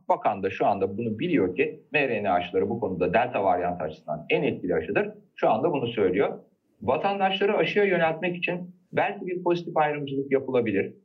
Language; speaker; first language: Turkish; native; Turkish